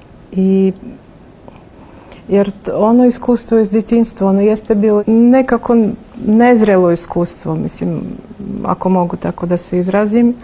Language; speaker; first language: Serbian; non-native, fluent; Russian